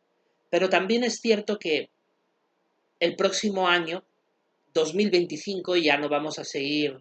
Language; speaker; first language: Spanish; native; Spanish